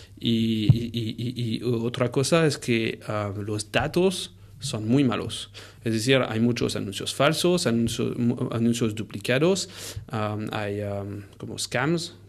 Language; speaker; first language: Spanish; non-native, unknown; French